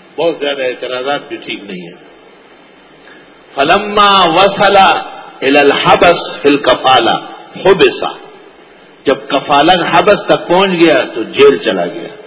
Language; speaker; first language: Urdu; non-native, local second language; Pashto